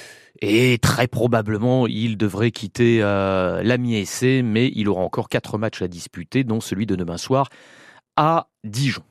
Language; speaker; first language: French; native; French